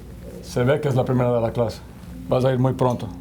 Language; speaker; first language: Spanish; native; Spanish